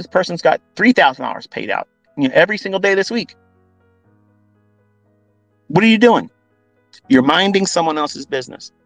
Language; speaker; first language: English; native; English